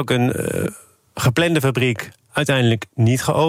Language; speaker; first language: Dutch; native; Dutch